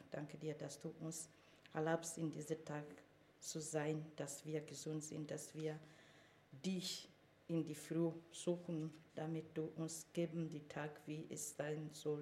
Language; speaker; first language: German; non-native, fluent; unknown